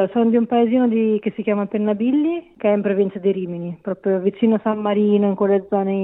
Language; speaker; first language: Italian; native; Italian